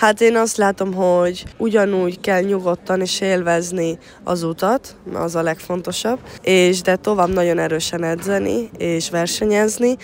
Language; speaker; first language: Hungarian; early bilingual, other home language; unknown